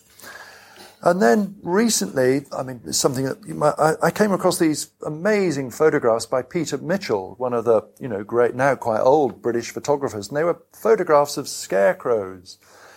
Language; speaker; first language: English; native; English